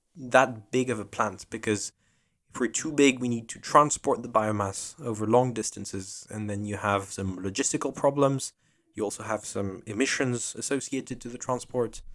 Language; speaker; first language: English; non-native, fluent; French